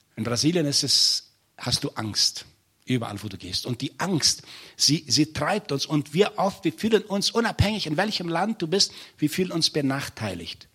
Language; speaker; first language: German; non-native, fluent; Portuguese